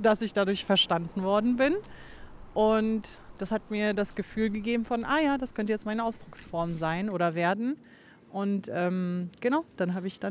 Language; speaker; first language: German; non-native, local second language; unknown